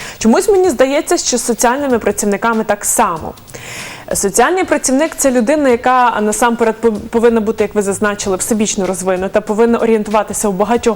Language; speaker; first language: Ukrainian; native; Ukrainian